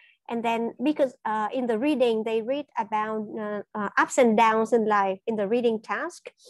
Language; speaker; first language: English; non-native, fluent; Vietnamese